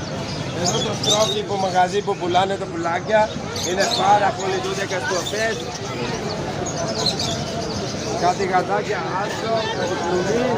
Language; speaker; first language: Greek; non-native, learner; Urdu